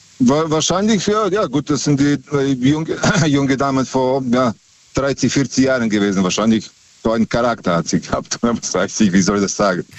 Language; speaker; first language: German; non-native, fluent; Serbian